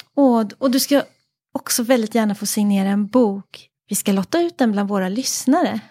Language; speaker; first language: Swedish; early bilingual, other home language; French